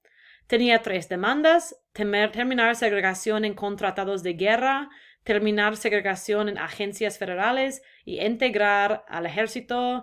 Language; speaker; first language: Spanish; non-native, fluent; English